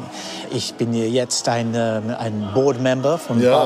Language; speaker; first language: German; non-native, fluent; English